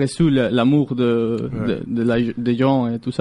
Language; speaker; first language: French; non-native, learner; Galician